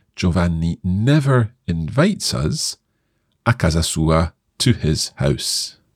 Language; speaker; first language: English; native; English